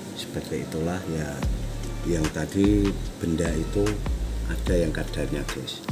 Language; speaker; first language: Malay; non-native, local second language; Javanese